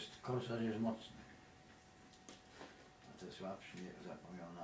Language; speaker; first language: Polish; native; Polish